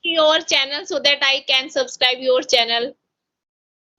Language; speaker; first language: English; non-native, local second language; Hindi